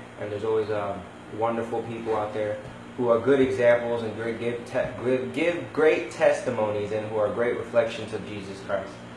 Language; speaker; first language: English; early bilingual, other home language; Spanish